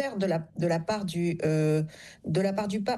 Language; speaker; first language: French; native; French